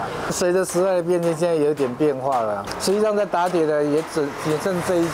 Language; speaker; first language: Chinese; native; Chinese